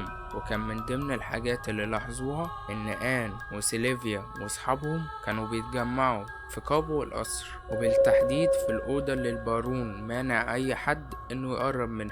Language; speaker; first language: Arabic; native; Arabic